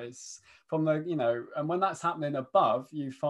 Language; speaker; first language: English; native; English